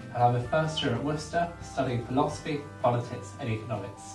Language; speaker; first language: English; non-native, fluent; Romanian